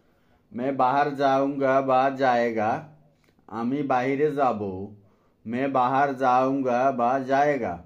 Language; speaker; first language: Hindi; non-native, fluent; Bangla